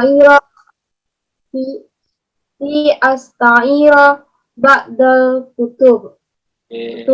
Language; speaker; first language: Arabic; non-native, learner; Indonesian